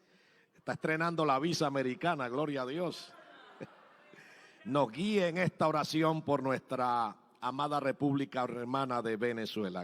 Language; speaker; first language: Spanish; native; Spanish